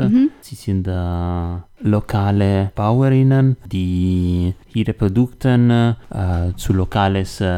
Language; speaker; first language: German; non-native, learner; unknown